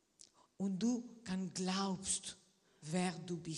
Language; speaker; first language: German; non-native, learner; Spanish